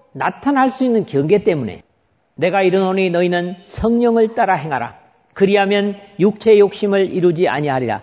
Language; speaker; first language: Korean; native; Korean